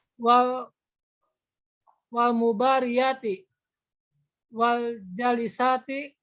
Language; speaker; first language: Arabic; non-native, learner; Indonesian